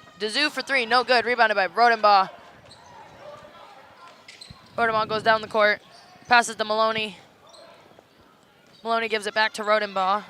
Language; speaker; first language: English; native; English